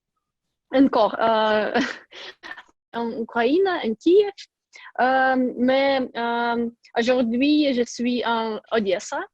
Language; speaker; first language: French; non-native, learner; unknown